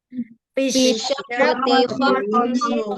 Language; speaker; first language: Arabic; non-native, learner; Indonesian